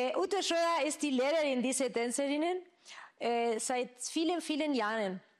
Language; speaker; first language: German; non-native, fluent; Spanish